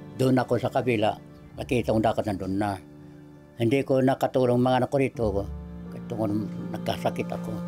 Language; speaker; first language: Filipino; non-native, local second language; Waray